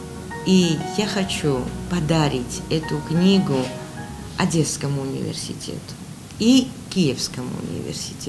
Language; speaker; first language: Ukrainian; non-native, learner; Georgian